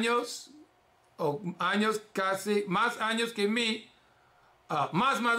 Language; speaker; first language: Spanish; early bilingual, heritage; English